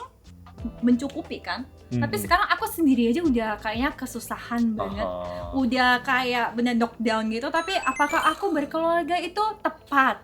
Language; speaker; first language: Indonesian; early bilingual, other home language; Korean